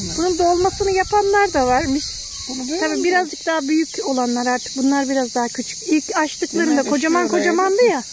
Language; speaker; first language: Turkish; native; Turkish